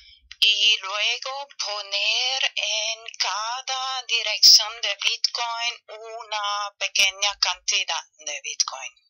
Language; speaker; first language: Spanish; non-native, fluent; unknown